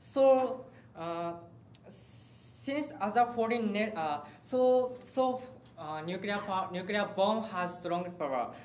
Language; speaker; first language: English; non-native, learner; Japanese